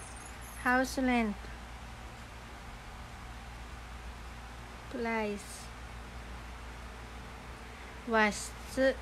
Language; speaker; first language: Japanese; non-native, fluent; Filipino